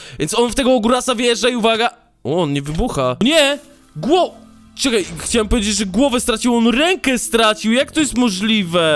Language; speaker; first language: Polish; native; Polish